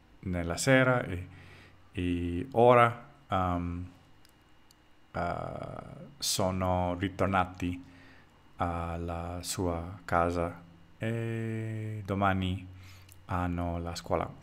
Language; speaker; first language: Italian; non-native, learner; English